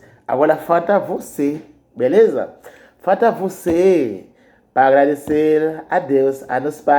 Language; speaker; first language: Portuguese; non-native, learner; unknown